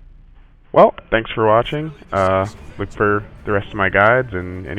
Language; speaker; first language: English; native; English